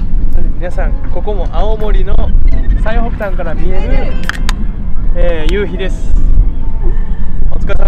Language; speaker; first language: Japanese; native; Japanese